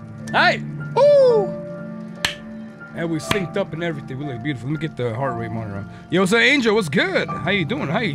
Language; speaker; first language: English; native; English